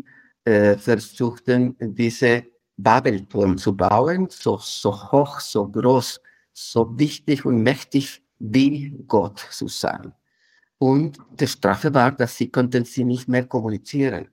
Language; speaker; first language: German; non-native, fluent; Spanish